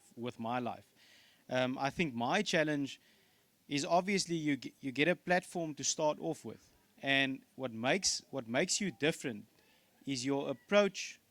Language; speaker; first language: English; non-native, local second language; Afrikaans